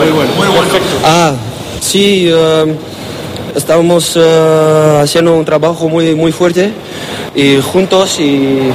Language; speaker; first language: Spanish; non-native, learner; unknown